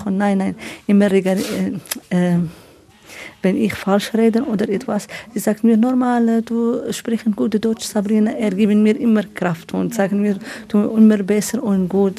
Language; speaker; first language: German; non-native, learner; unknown